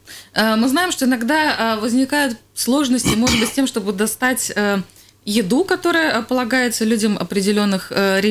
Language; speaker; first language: Russian; native; Russian